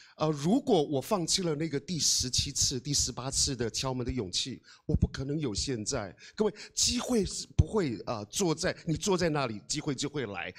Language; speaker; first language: Chinese; non-native, local second language; Amis